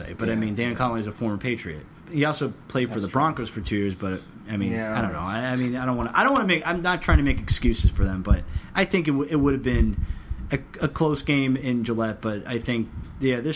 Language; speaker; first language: English; native; English